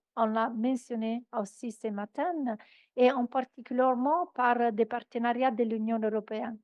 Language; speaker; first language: French; non-native, fluent; Italian